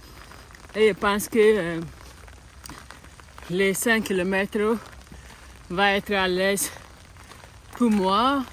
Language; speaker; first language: French; non-native, learner; English